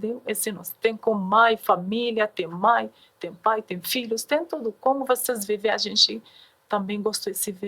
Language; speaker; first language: Portuguese; non-native, learner; Arabic